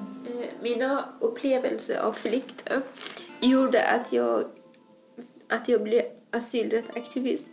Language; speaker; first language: Swedish; non-native, fluent; Persian